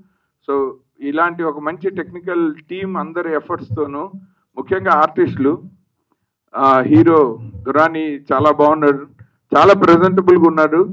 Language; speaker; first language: Telugu; native; Telugu